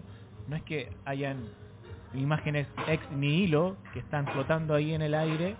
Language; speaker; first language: Spanish; native; Spanish